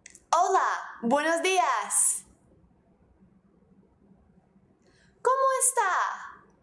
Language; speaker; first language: Spanish; non-native, fluent; English